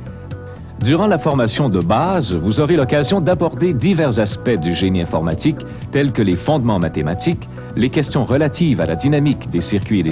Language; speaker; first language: French; native; French